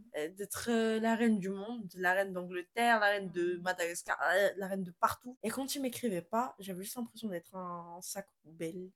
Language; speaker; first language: French; non-native, local second language; Malagasy